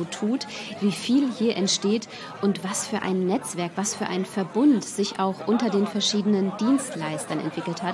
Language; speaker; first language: German; native; German